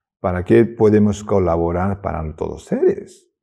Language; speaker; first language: Spanish; non-native, learner; Tibetan